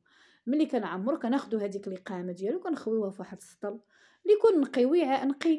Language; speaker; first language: Arabic; native; Arabic